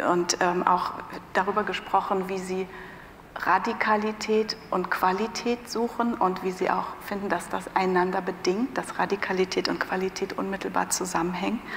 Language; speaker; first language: German; native; German